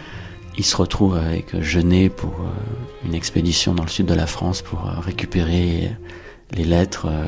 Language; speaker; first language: French; native; French